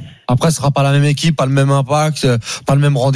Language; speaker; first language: French; native; French